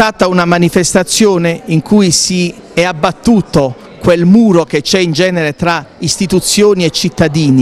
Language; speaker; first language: Italian; native; Italian